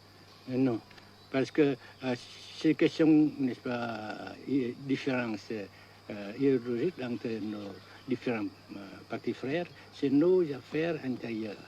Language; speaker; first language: French; non-native, fluent; Vietnamese